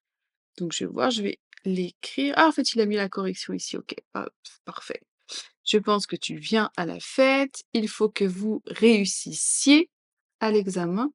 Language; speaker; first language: French; native; French